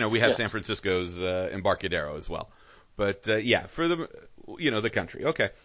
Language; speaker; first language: English; native; English